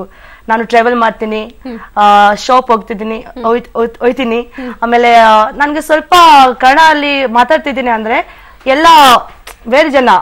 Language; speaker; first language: Kannada; non-native, local second language; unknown